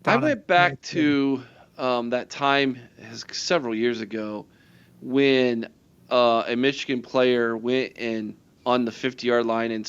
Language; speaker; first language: English; native; English